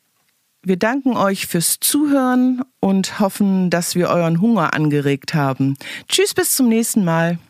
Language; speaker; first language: German; native; German